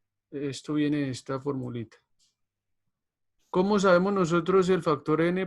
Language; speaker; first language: Spanish; native; Spanish